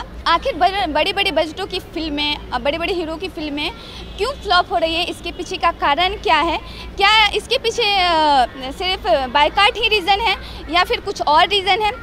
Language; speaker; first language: Hindi; native; Hindi